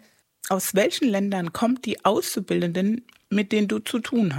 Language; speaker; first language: German; non-native, fluent; Spanish